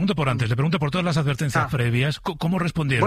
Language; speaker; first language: Spanish; native; Spanish